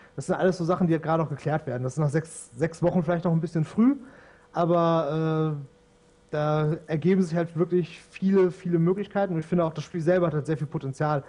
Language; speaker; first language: German; native; German